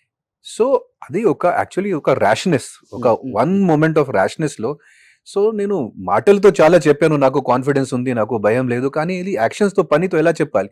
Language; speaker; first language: Telugu; non-native, fluent; Hindi